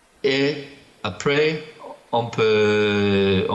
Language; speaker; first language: French; non-native, learner; English